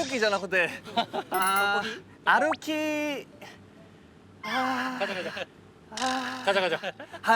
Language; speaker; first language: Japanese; non-native, learner; Korean